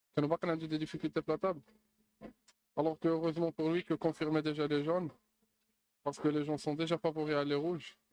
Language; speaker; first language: French; non-native, local second language; Arabic